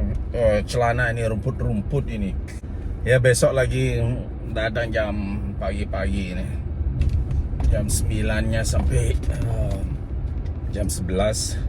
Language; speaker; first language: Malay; non-native, local second language; Balinese